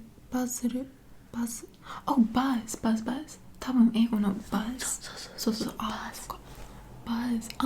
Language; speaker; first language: Japanese; non-native, learner; English